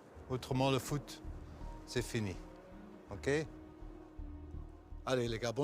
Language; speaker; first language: French; non-native, local second language; Dutch